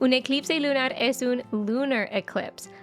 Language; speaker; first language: Spanish; non-native, fluent; English